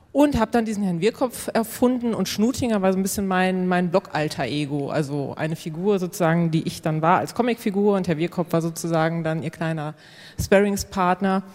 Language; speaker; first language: German; native; German